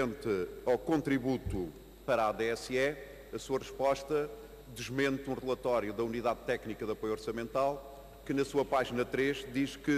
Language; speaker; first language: Portuguese; native; Portuguese